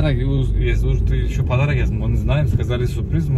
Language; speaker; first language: Russian; non-native, fluent; Turkish